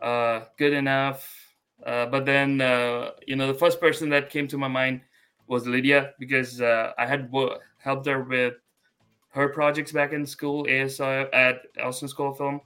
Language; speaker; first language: English; non-native, local second language; Malayalam